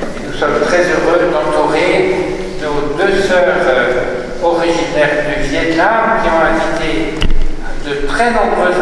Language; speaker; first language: French; native; French